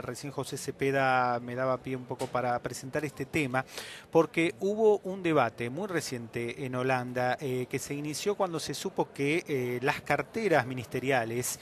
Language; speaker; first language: Spanish; native; Spanish